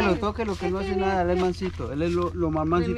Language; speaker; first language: Spanish; native; Spanish